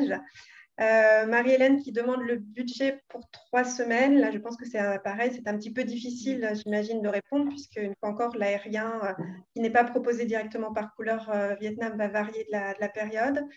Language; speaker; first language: French; native; French